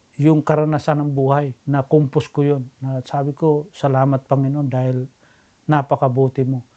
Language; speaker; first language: Filipino; non-native, local second language; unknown